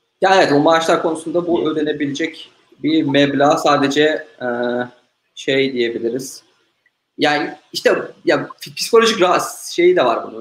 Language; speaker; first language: Turkish; native; Turkish